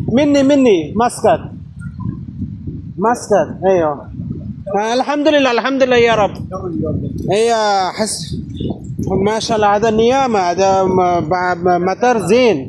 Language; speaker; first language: Arabic; non-native, learner; Bangla